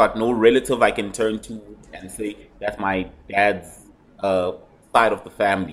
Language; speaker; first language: English; native; English